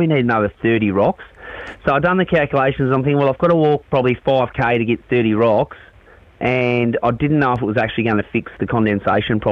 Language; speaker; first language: English; native; English